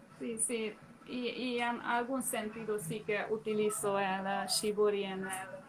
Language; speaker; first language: Spanish; non-native, fluent; Hungarian